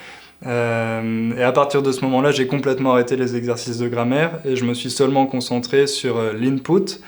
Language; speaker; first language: French; native; French